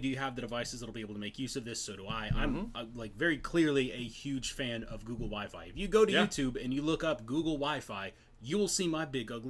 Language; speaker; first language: English; native; English